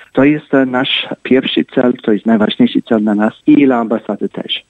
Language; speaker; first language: Polish; early bilingual, heritage; Polish